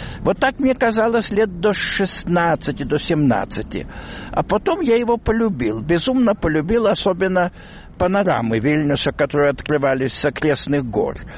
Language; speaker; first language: Russian; non-native, local second language; Lithuanian